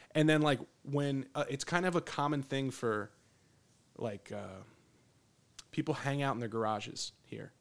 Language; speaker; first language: English; native; English